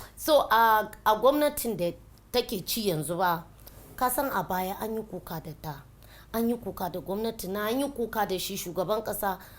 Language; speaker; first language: Hausa; non-native, local second language; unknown